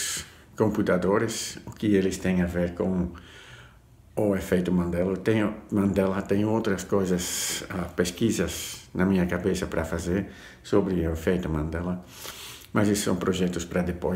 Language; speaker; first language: Portuguese; non-native, fluent; Dutch